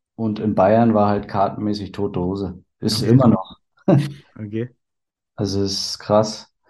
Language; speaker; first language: German; native; German